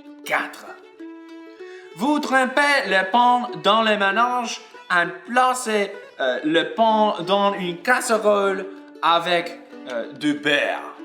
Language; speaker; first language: French; non-native, learner; English